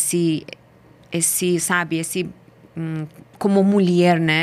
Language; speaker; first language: Portuguese; non-native, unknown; Persian